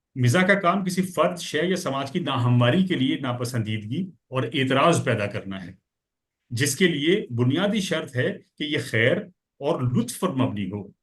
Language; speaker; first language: Urdu; native; Urdu